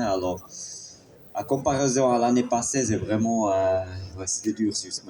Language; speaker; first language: French; non-native, fluent; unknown